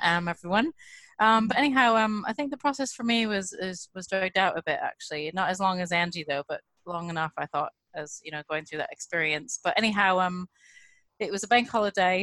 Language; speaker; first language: English; native; English